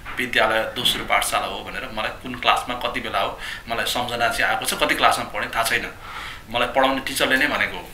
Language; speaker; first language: Nepali; native; Nepali